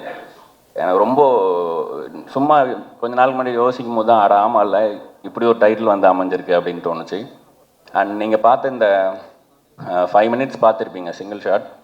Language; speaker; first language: Tamil; native; Tamil